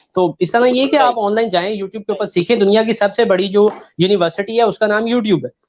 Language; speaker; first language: Urdu; non-native, local second language; Punjabi